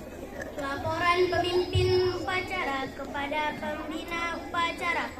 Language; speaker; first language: Indonesian; native; Indonesian